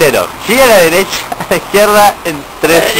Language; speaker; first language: Spanish; native; Spanish